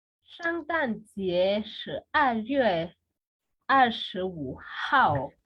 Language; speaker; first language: Chinese; non-native, learner; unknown